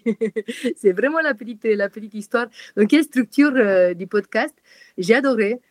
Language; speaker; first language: French; non-native, fluent; Romanian